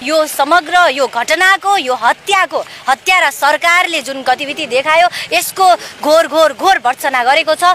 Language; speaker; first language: Nepali; native; Nepali